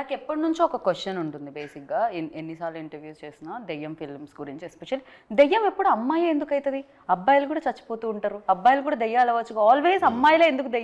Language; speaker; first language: Telugu; native; Telugu